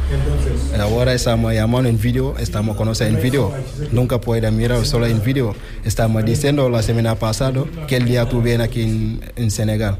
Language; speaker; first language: Spanish; non-native, learner; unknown